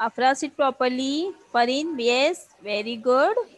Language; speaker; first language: English; non-native, local second language; Hindi